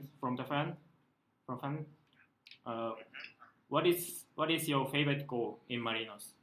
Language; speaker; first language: English; non-native, learner; Japanese